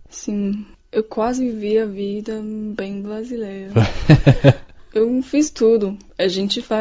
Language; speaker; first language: Portuguese; non-native, fluent; Chinese